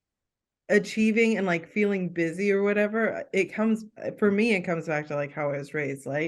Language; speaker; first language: English; native; English